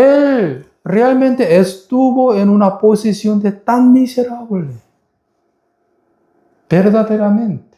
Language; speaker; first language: Spanish; non-native, fluent; Korean